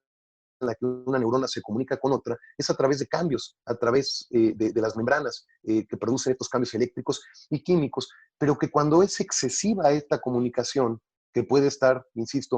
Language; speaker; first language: Spanish; native; Spanish